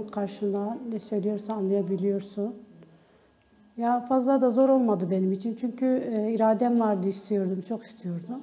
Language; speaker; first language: Turkish; non-native, local second language; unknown